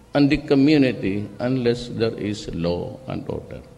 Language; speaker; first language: English; non-native, local second language; Cebuano